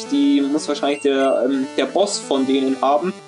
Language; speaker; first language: German; native; German